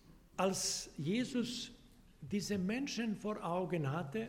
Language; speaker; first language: German; non-native, fluent; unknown